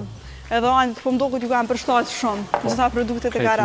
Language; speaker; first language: Albanian; native; Albanian